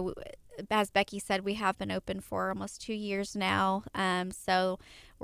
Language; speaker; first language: English; native; English